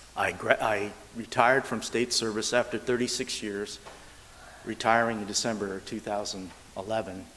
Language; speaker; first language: English; native; English